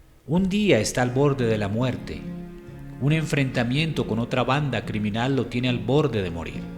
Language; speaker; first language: Spanish; native; Spanish